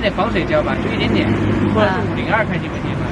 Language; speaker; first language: Chinese; native; Chinese